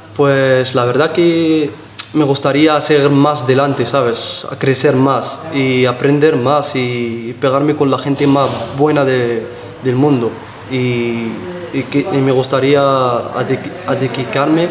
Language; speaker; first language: Spanish; non-native, learner; Arabic